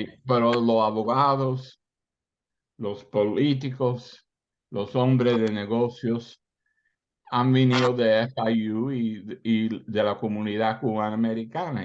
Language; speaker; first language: Spanish; early bilingual, heritage; Spanish